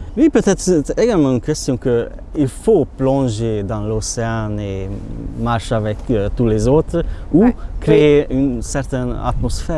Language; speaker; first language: French; non-native, learner; Hungarian